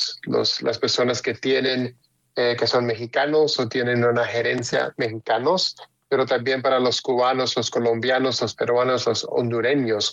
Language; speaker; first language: Spanish; early bilingual, heritage; Spanish